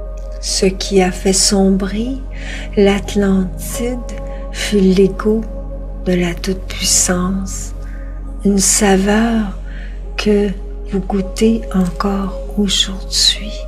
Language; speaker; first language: French; native; French